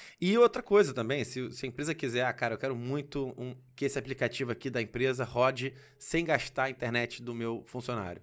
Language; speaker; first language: Portuguese; native; Portuguese